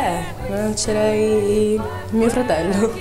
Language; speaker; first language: Italian; native; Italian